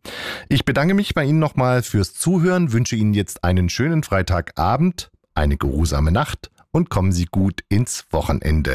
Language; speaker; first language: German; native; German